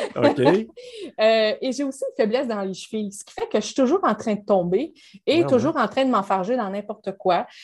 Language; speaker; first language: French; native; French